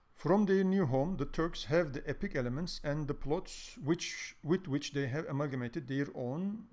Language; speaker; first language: English; non-native, fluent; Turkish